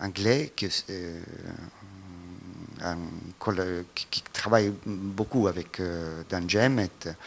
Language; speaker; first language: French; non-native, fluent; Italian